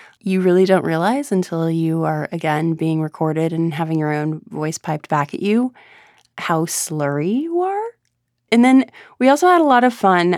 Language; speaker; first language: English; native; English